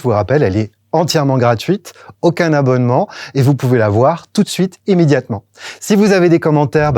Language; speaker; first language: French; native; French